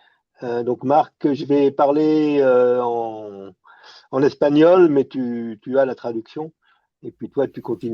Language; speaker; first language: French; non-native, fluent; Spanish